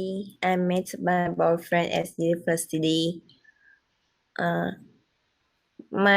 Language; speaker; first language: English; non-native, learner; Vietnamese